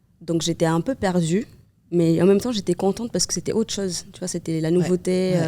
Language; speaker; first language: French; non-native, fluent; Kabuverdianu